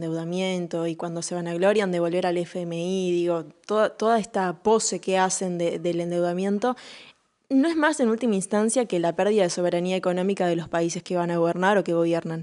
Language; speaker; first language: Spanish; native; Spanish